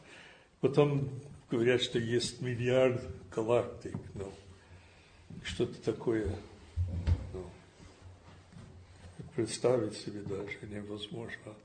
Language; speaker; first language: Russian; non-native, fluent; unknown